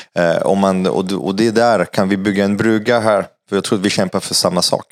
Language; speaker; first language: Swedish; non-native, fluent; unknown